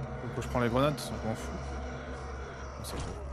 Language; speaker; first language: French; native; French